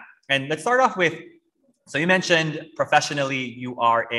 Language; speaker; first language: English; non-native, local second language; Filipino